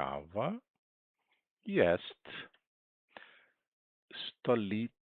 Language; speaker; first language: Polish; non-native, fluent; Portuguese